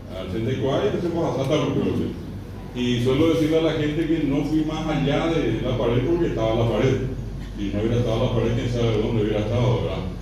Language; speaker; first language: Spanish; non-native, local second language; Guarani